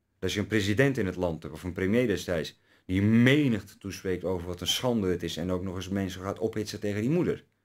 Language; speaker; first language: Dutch; early bilingual, other home language; Turkish